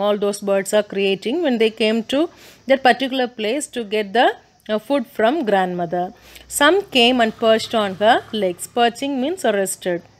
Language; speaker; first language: English; non-native, local second language; Tamil